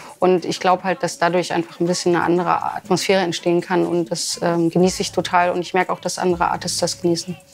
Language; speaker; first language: German; native; German